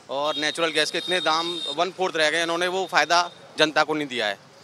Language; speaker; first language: Hindi; native; Hindi